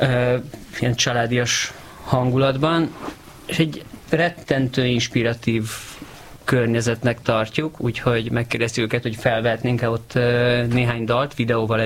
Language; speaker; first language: Hungarian; native; Hungarian